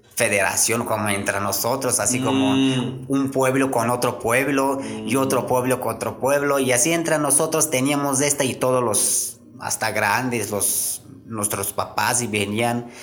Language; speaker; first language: Spanish; non-native, learner; Turkish